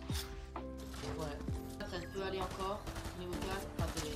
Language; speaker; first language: French; native; French